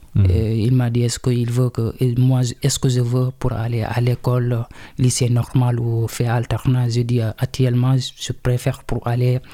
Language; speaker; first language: French; non-native, local second language; Wolof